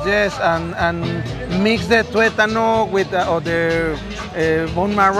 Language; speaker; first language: English; non-native, learner; Spanish